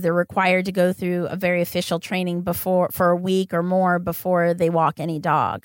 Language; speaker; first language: English; native; English